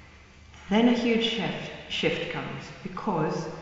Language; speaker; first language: English; native; English